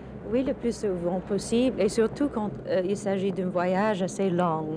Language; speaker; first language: French; non-native, fluent; English